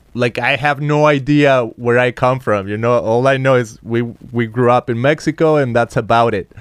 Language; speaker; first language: English; non-native, fluent; Spanish